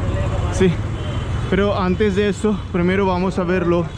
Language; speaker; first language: Spanish; non-native, learner; Hindi